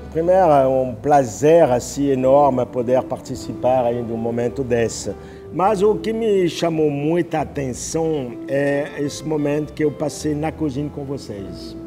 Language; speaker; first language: Portuguese; non-native, fluent; French